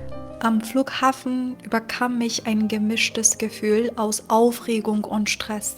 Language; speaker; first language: German; non-native, fluent; Persian